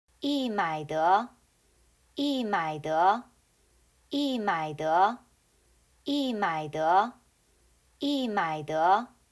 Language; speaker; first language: Chinese; non-native, fluent; Korean